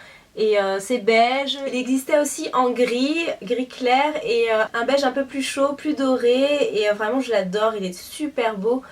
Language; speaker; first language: French; native; French